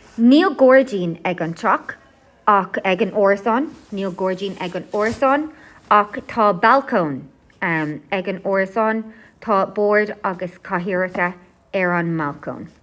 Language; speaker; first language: Irish; non-native, local second language; English